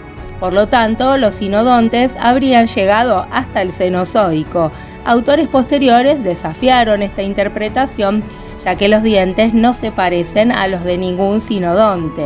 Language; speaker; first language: Spanish; native; Spanish